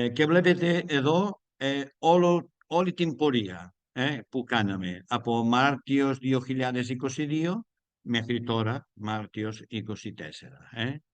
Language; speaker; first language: Greek; non-native, learner; Spanish